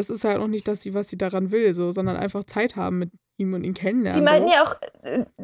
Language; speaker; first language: German; native; German